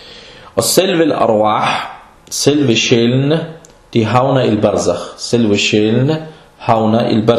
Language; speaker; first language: Danish; early bilingual, other home language; Arabic